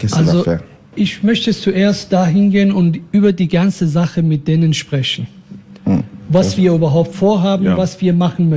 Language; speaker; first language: German; non-native, fluent; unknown